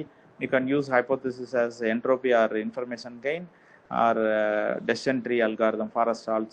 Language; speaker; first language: English; non-native, local second language; Tamil